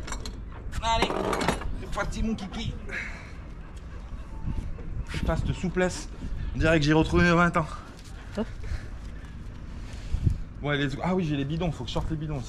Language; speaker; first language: French; native; French